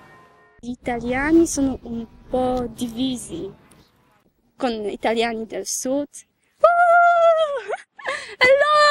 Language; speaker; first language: Italian; non-native, learner; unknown